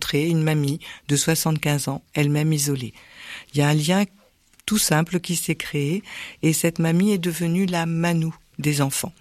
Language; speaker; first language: French; native; French